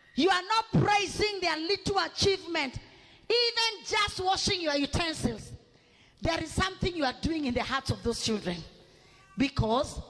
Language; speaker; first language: English; non-native, local second language; Swahili